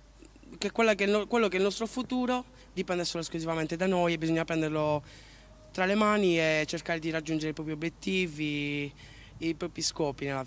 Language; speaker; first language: Italian; native; Italian